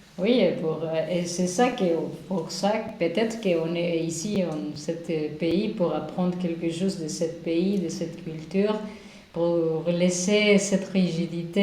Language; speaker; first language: French; non-native, learner; Spanish